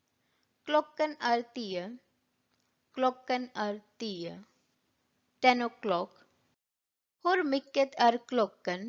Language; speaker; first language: Swedish; non-native, learner; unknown